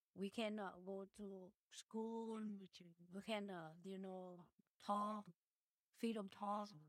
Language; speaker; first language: English; early bilingual, other home language; Vietnamese